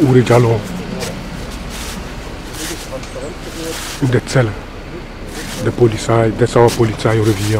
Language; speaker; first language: German; non-native, learner; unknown